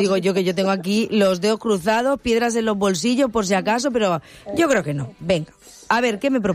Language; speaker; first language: Spanish; native; Spanish